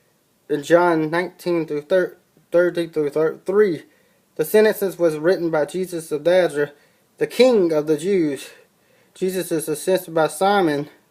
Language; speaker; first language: English; native; English